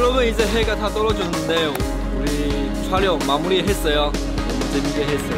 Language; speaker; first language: Korean; non-native, fluent; Chinese